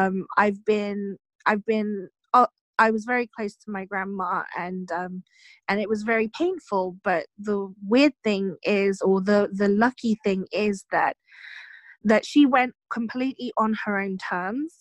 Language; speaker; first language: English; native; English